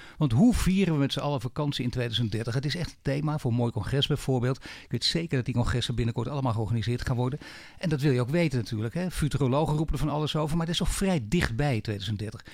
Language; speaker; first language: Dutch; native; Dutch